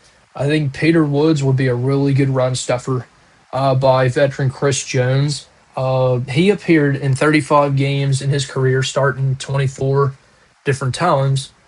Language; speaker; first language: English; native; English